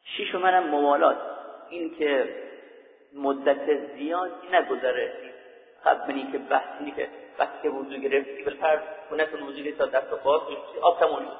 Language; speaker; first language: Persian; native; Persian